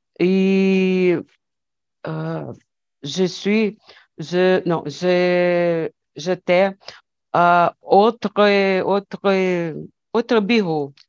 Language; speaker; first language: French; non-native, learner; Portuguese